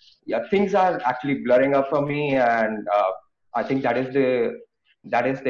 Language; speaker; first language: English; non-native, local second language; Hindi